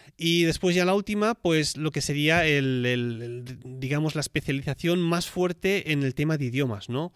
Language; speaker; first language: Spanish; native; Spanish